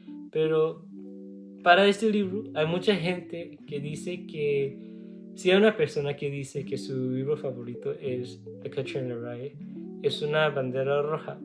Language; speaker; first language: Spanish; non-native, learner; English